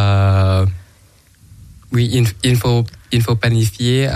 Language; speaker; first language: French; non-native, learner; Thai